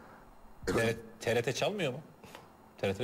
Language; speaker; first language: Turkish; native; Turkish